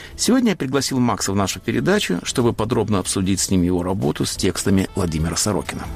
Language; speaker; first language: Russian; native; Russian